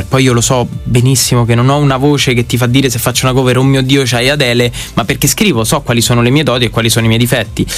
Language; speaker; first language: Italian; native; Italian